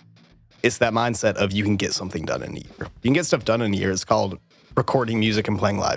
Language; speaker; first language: English; native; English